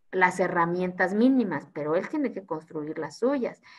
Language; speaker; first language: Spanish; non-native, local second language; Zapotec